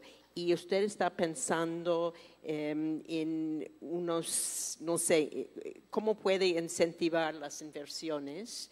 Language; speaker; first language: Spanish; non-native, fluent; English